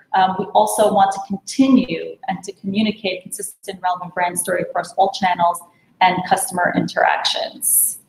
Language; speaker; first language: English; native; English